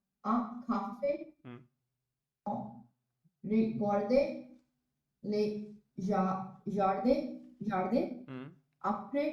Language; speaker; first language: French; non-native, learner; Hindi